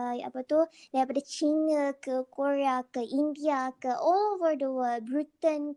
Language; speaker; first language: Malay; native; Malay